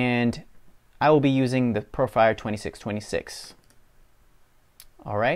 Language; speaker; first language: English; native; English